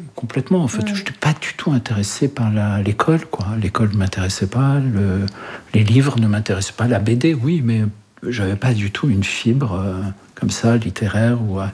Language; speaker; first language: French; early bilingual, other home language; Arabic